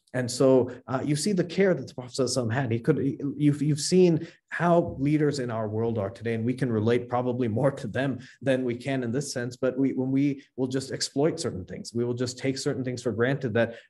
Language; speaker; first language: English; native; English